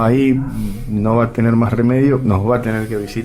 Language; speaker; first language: Spanish; native; Spanish